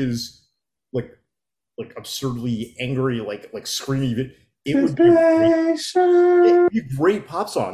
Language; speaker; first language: English; native; English